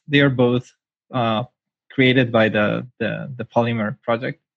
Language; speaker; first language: English; non-native, fluent; Spanish